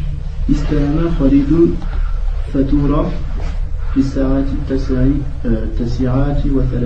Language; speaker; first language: Arabic; non-native, learner; French